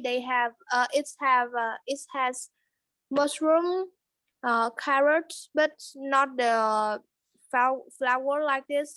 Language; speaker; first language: English; non-native, learner; Vietnamese